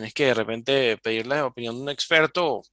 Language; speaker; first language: Spanish; native; Spanish